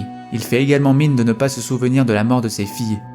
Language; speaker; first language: French; native; French